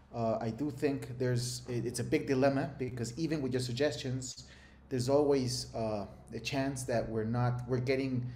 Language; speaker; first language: English; non-native, fluent; Spanish